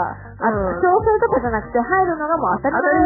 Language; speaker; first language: Japanese; native; Japanese